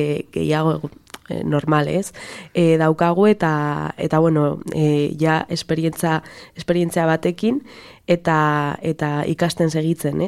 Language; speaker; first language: Basque; non-native, local second language; Spanish